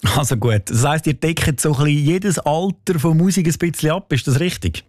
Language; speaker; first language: German; native; German